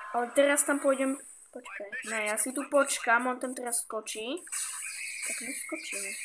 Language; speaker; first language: Slovak; non-native, local second language; Hungarian